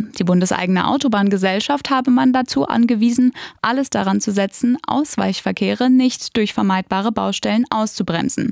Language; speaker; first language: German; native; German